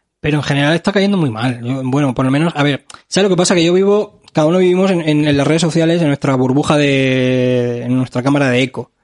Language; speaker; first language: Spanish; native; Spanish